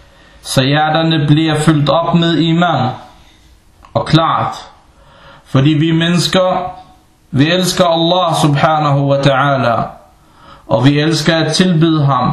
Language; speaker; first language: Danish; non-native, fluent; Arabic